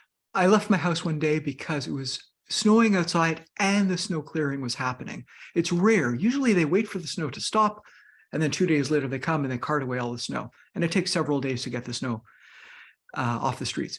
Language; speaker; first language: English; native; English